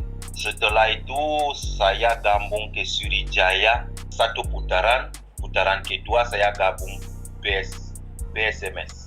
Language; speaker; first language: Indonesian; non-native, fluent; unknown